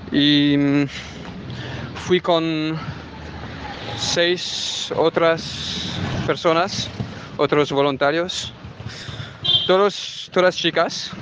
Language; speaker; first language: Spanish; non-native, learner; French